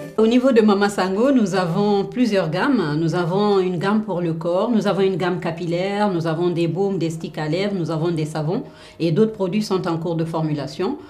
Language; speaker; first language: French; non-native, local second language; Fula